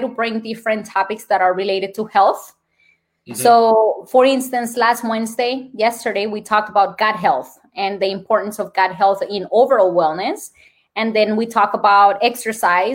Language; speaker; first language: English; non-native, fluent; Spanish